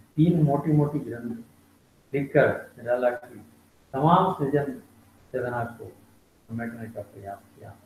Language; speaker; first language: Hindi; non-native, local second language; Malayalam